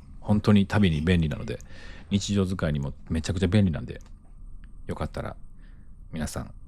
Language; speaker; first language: Japanese; native; Japanese